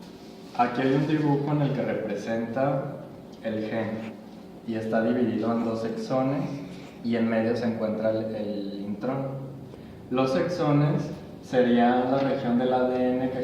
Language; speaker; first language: Spanish; native; Spanish